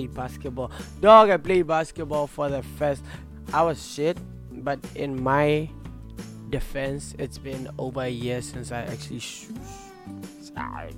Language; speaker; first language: English; non-native, local second language; Tswana